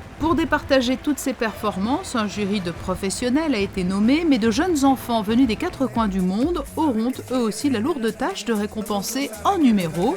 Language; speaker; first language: French; native; French